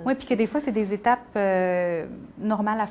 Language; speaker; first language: French; native; French